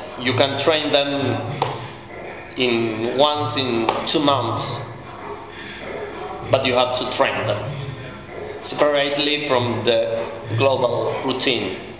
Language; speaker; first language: English; non-native, fluent; Spanish